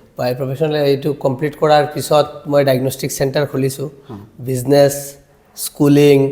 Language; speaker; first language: Assamese; non-native, local second language; Bangla